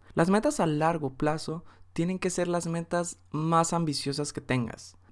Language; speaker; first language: Spanish; early bilingual, heritage; Spanish